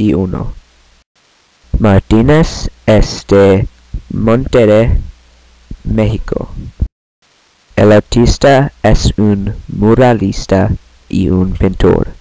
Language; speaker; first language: Spanish; non-native, learner; English